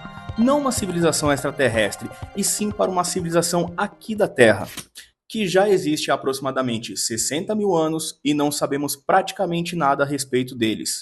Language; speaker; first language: Portuguese; native; Portuguese